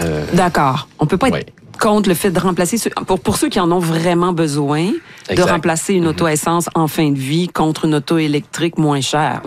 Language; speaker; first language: French; native; French